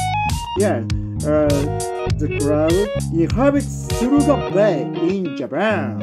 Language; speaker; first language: English; non-native, learner; Japanese